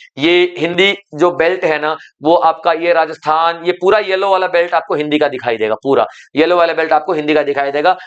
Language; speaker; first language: Hindi; native; Hindi